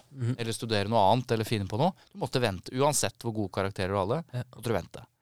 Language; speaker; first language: Norwegian; native; Norwegian